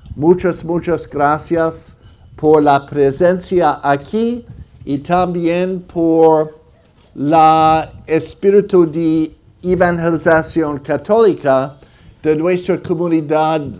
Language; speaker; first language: Spanish; non-native, learner; English